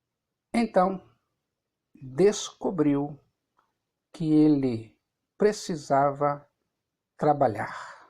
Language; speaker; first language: Portuguese; native; Portuguese